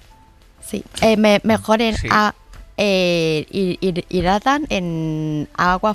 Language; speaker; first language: Spanish; non-native, learner; Thai